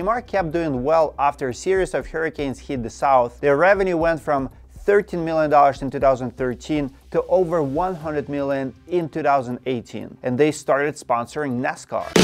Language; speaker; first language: English; non-native, fluent; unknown